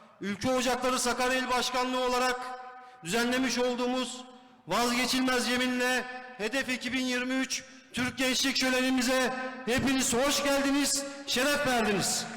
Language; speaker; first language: Turkish; native; Turkish